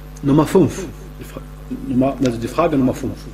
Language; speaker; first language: German; non-native, fluent; Arabic